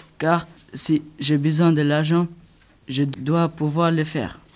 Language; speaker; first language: French; non-native, learner; Albanian